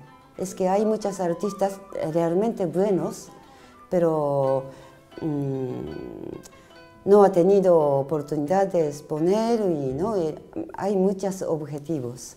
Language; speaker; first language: Spanish; non-native, learner; Japanese